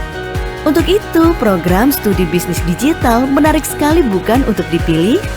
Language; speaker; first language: Indonesian; native; Indonesian